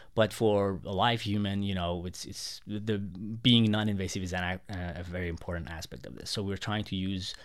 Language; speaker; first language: English; non-native, fluent; Persian